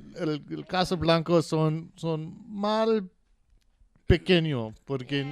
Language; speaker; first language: Spanish; non-native, learner; English